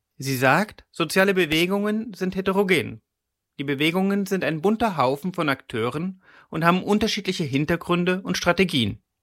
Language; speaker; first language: German; native; German